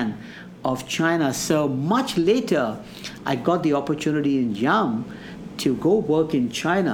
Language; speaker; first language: English; non-native, local second language; Hindi